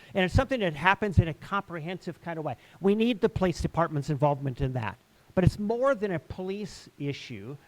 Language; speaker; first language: English; native; English